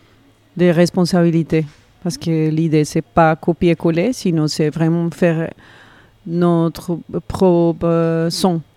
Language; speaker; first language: French; non-native, fluent; Spanish